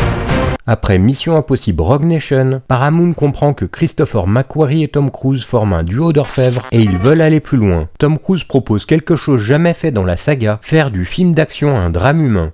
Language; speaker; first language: French; native; French